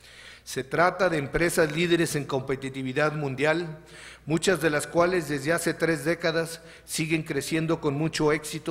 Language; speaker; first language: Spanish; native; Spanish